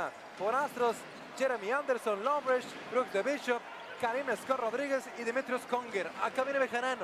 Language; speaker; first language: Spanish; native; Spanish